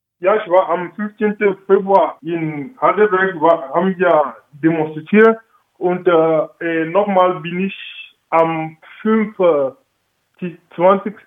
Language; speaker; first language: German; non-native, learner; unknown